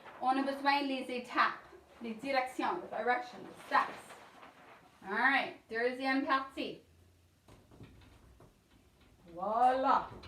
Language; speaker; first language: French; non-native, learner; English